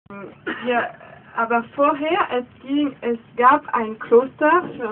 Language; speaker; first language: German; non-native, fluent; French